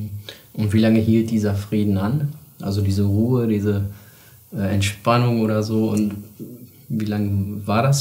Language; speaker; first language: German; native; German